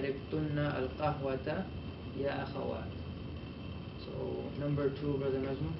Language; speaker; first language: Arabic; non-native, fluent; English